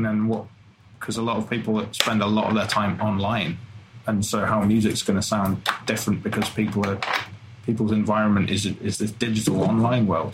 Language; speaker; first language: English; native; English